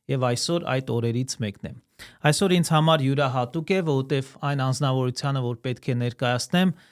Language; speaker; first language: Armenian; early bilingual, heritage; Armenian